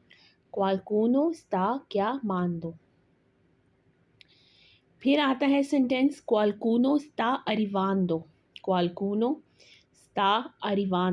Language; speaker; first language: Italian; non-native, fluent; Urdu